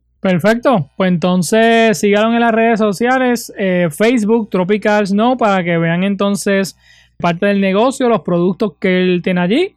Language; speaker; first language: Spanish; native; Spanish